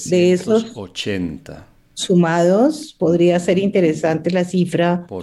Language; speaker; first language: Spanish; native; Spanish